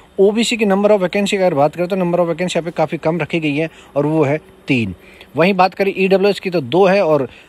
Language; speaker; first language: Hindi; native; Hindi